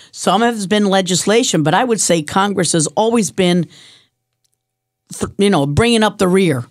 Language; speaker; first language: English; early bilingual, other home language; Spanish